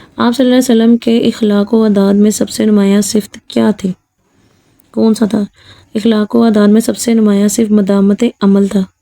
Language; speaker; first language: Urdu; non-native, local second language; Punjabi